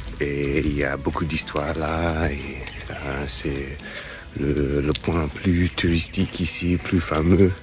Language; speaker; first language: French; non-native, fluent; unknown